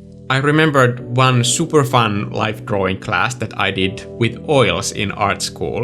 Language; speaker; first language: English; non-native, fluent; Finnish